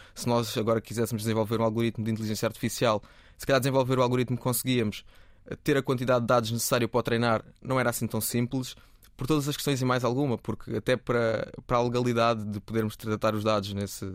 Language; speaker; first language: Portuguese; native; Portuguese